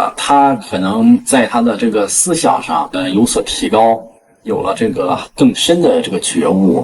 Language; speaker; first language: Chinese; native; Chinese